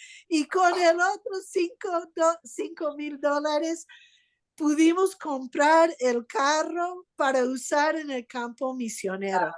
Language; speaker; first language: Spanish; non-native, fluent; English